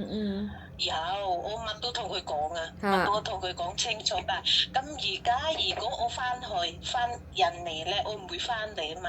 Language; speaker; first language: Cantonese; non-native, fluent; Javanese